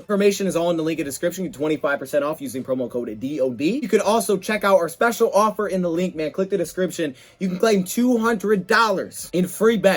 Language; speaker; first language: English; native; English